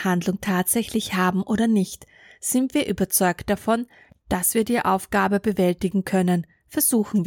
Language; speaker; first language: German; native; German